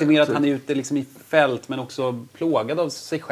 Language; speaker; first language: Swedish; native; Swedish